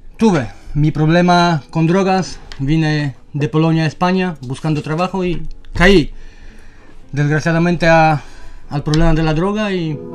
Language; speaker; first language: Spanish; non-native, fluent; Polish